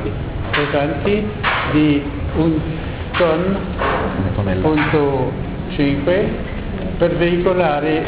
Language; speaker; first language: Italian; non-native, learner; French